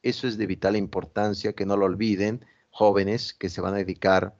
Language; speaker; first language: Spanish; native; Spanish